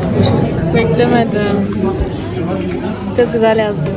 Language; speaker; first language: Turkish; non-native, learner; Indonesian